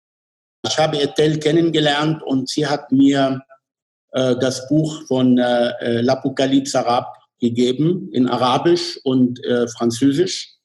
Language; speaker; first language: German; non-native, fluent; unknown